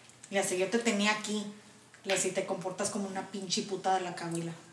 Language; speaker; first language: Spanish; early bilingual, heritage; Spanish